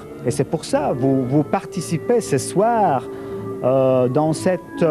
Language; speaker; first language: French; non-native, fluent; Polish